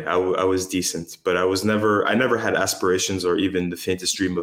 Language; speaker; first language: English; native; English